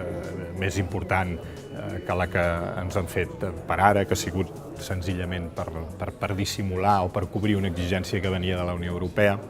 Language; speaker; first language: Catalan; native; Catalan